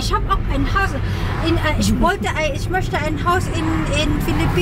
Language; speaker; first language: German; non-native, fluent; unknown